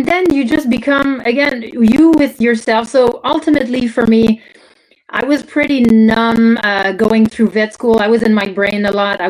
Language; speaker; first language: English; non-native, fluent; French